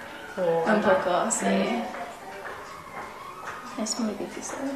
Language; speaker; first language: Spanish; non-native, learner; English